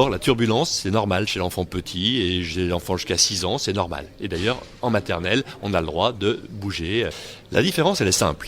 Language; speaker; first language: French; native; French